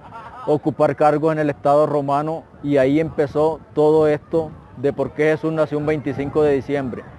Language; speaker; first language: Spanish; native; Spanish